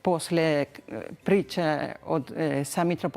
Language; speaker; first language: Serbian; early bilingual, heritage; Spanish